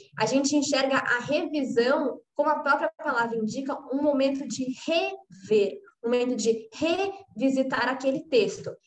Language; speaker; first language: Portuguese; native; Portuguese